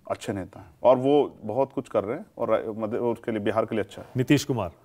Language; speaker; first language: Hindi; native; Hindi